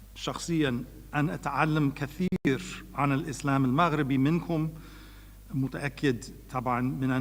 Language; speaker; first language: Arabic; non-native, learner; English